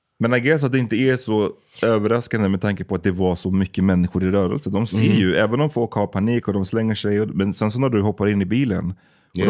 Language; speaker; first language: Swedish; native; Swedish